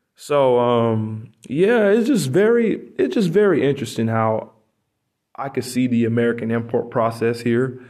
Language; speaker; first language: English; native; English